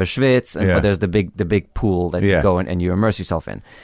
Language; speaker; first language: English; early bilingual, other home language; Hebrew